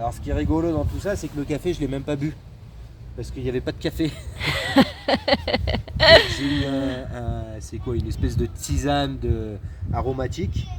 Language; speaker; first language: French; native; French